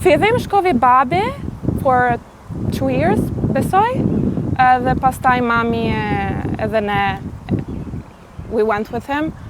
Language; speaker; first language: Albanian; early bilingual, heritage; Albanian